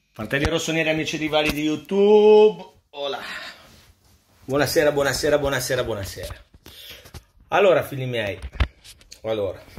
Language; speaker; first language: Italian; native; Italian